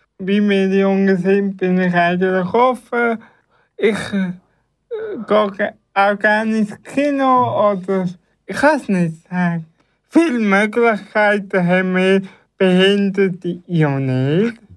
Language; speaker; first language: German; early bilingual, other home language; Italian